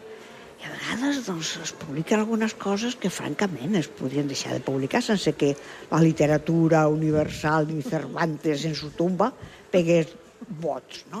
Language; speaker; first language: Catalan; non-native, local second language; Spanish